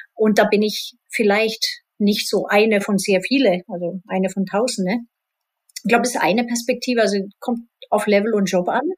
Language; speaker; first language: German; non-native, fluent; Swedish